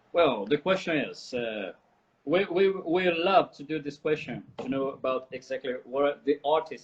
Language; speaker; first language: English; non-native, fluent; Portuguese